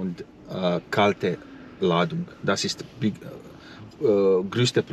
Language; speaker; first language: German; non-native, learner; Croatian